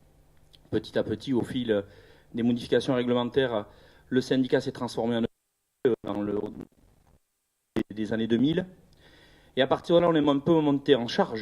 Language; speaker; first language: French; native; French